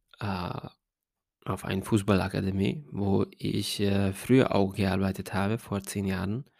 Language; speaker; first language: German; non-native, fluent; Hungarian